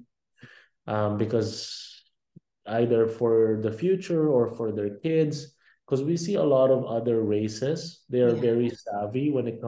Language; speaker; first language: English; non-native, local second language; Filipino